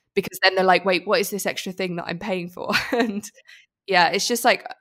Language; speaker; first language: English; native; English